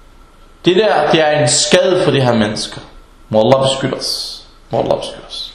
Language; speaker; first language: Danish; early bilingual, other home language; Arabic